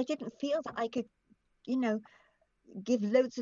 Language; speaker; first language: English; native; English